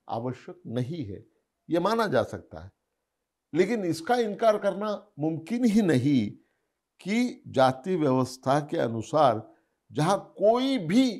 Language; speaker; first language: Hindi; non-native, local second language; Marathi